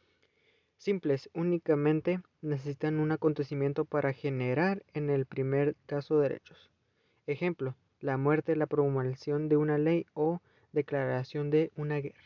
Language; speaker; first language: Spanish; native; Spanish